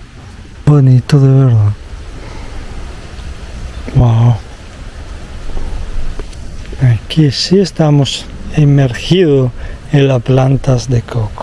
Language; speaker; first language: Spanish; non-native, fluent; Italian